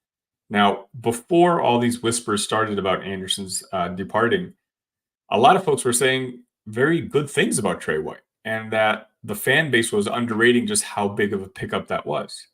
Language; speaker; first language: English; native; English